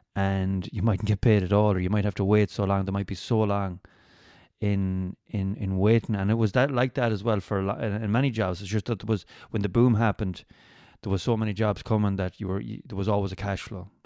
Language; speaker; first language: English; native; English